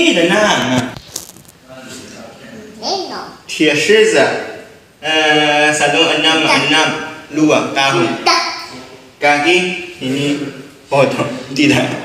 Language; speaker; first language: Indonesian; non-native, learner; Chinese